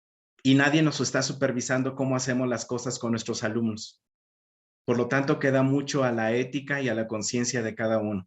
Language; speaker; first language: Spanish; native; Spanish